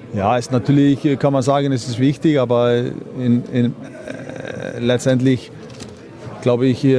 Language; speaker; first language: German; non-native, fluent; Icelandic